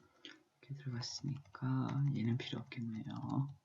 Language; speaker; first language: Korean; native; Korean